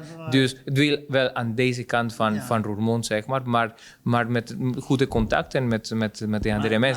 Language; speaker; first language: Dutch; non-native, fluent; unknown